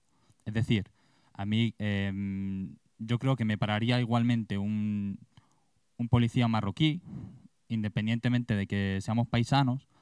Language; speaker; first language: Spanish; native; Spanish